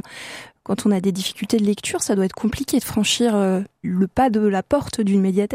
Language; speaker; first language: French; native; French